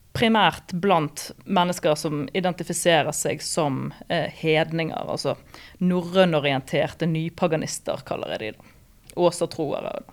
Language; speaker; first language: Norwegian; native; Norwegian